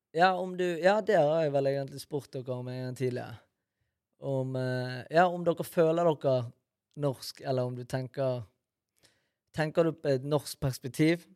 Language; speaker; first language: Norwegian; early bilingual, other home language; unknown